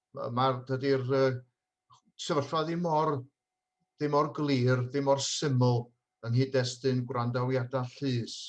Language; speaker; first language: Welsh; native; Welsh